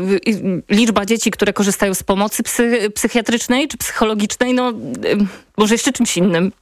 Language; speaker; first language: Polish; native; Polish